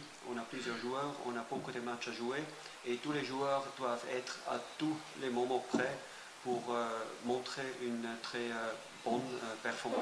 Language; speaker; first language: French; non-native, fluent; German